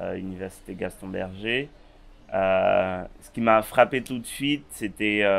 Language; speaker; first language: French; native; French